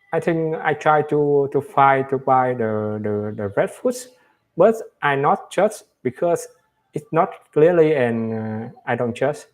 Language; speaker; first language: English; non-native, learner; Vietnamese